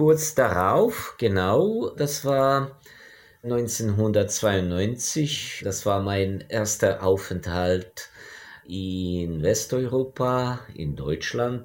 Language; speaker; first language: German; non-native, fluent; Ukrainian